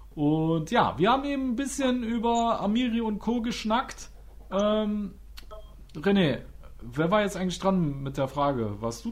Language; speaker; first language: German; native; German